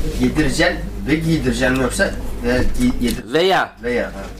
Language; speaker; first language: Turkish; early bilingual, heritage; Turkish